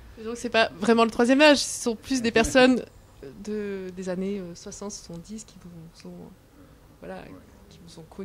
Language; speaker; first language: French; native; French